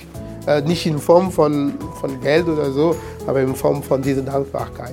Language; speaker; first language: German; non-native, fluent; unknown